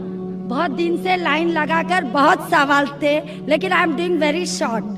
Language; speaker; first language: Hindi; non-native, local second language; Marathi